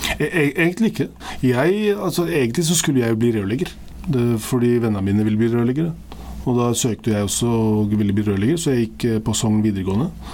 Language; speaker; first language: Norwegian; early bilingual, other home language; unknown